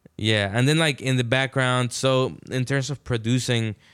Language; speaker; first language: English; non-native, fluent; Spanish